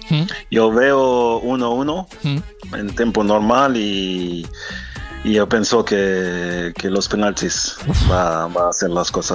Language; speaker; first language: Spanish; non-native, fluent; French